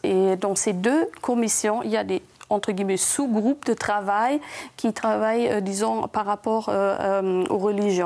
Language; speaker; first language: French; non-native, fluent; German